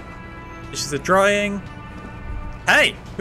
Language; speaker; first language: English; native; English